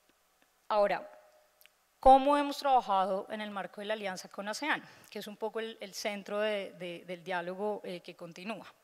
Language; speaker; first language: Spanish; native; Spanish